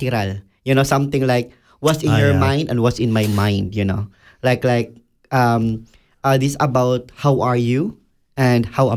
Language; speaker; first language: English; non-native, local second language; Cebuano